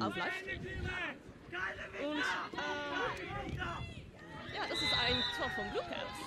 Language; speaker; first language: German; non-native, learner; Dutch